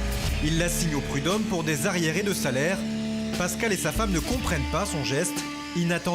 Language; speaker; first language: French; native; French